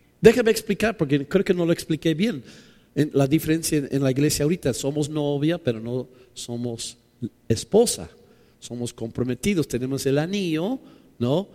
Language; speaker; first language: Spanish; non-native, fluent; English